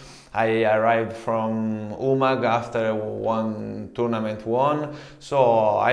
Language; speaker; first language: English; non-native, learner; Italian